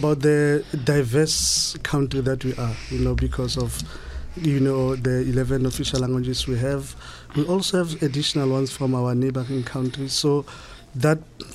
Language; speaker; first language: English; non-native, local second language; Southern Sotho